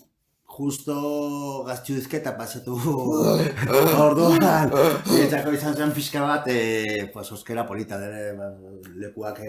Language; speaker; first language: Basque; non-native, local second language; Spanish